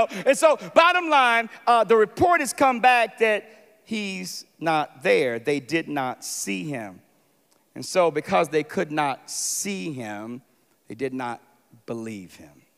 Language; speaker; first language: English; native; English